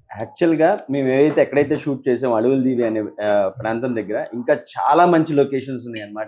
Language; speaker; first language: Telugu; native; Telugu